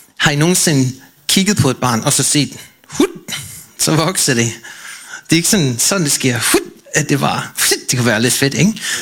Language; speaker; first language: Danish; non-native, fluent; English